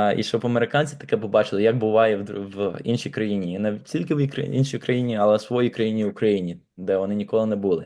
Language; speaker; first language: Ukrainian; native; Ukrainian